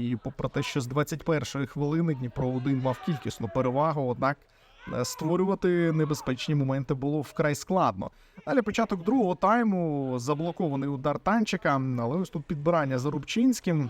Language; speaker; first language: Ukrainian; native; Ukrainian